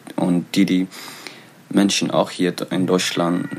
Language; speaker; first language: German; non-native, learner; Tigrinya